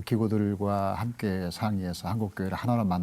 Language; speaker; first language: Korean; native; Korean